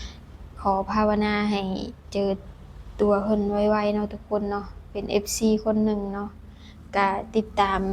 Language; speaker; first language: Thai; non-native, local second language; Lao